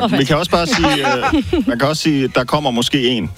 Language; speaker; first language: Danish; native; Danish